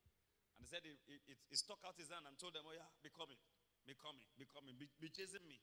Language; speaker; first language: English; non-native, local second language; Yoruba